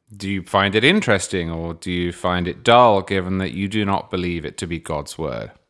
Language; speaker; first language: English; native; English